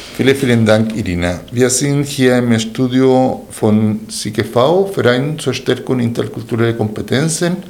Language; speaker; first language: German; non-native, fluent; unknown